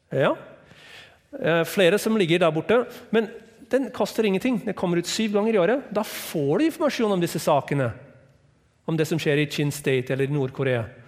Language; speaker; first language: Norwegian; non-native, fluent; English